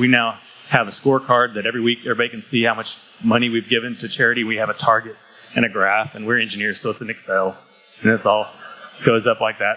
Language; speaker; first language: English; native; English